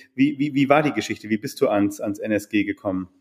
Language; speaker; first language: German; native; German